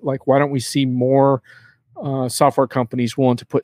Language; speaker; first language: English; native; English